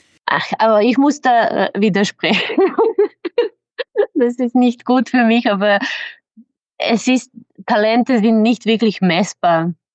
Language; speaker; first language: German; non-native, fluent; Serbian